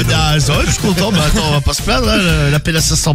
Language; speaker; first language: French; native; French